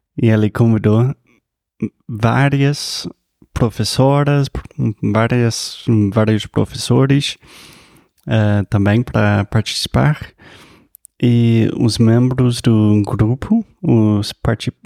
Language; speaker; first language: Portuguese; non-native, fluent; English